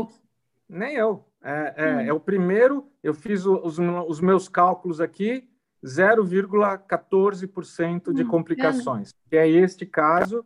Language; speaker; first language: Portuguese; native; Portuguese